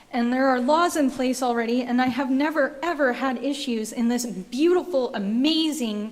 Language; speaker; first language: English; native; English